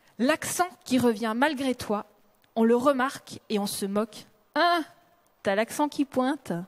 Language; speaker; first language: French; early bilingual, other home language; Russian